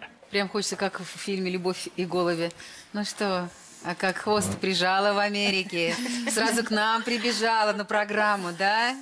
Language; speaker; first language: Russian; native; Russian